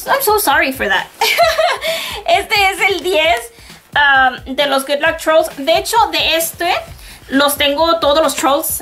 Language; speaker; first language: Spanish; native; Spanish